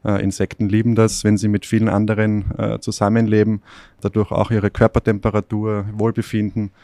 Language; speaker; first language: German; native; German